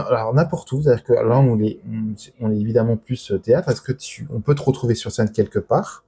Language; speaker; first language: French; native; French